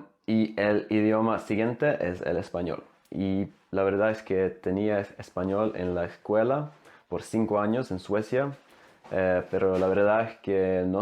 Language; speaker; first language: Spanish; non-native, fluent; Swedish